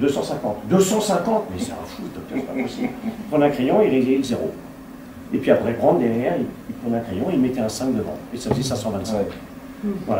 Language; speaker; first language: French; native; French